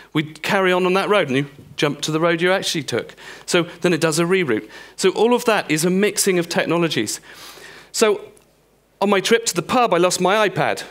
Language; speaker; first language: English; native; English